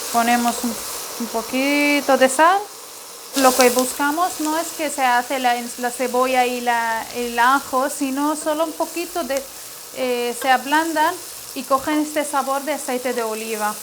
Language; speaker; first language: Spanish; non-native, fluent; Arabic